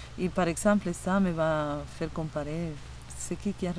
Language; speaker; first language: French; non-native, fluent; Spanish